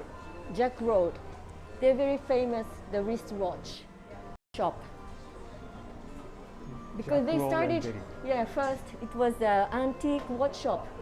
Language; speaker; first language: English; non-native, fluent; Japanese